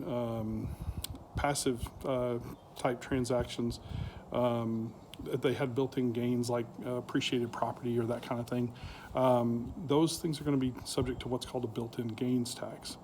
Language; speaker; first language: English; native; English